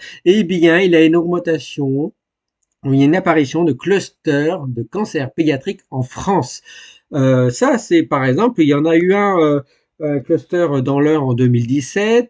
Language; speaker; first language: French; native; French